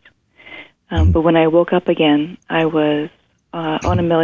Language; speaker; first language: English; native; English